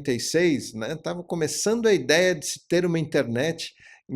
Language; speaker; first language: Portuguese; native; Portuguese